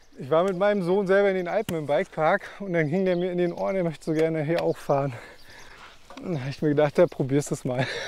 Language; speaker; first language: German; native; German